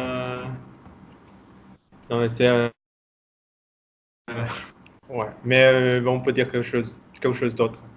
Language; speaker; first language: French; non-native, fluent; Vietnamese